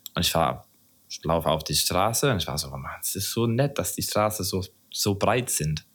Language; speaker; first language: German; non-native, fluent; English